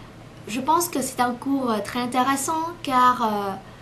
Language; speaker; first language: French; non-native, learner; Vietnamese